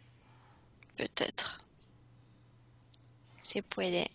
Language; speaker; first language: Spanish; non-native, fluent; French